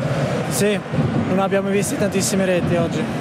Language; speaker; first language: Italian; non-native, fluent; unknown